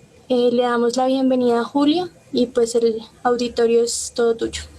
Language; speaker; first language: Spanish; native; Spanish